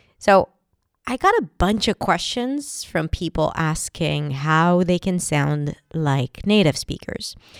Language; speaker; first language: English; non-native, fluent; Hebrew